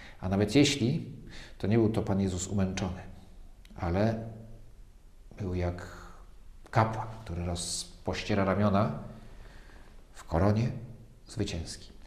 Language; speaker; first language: Polish; native; Polish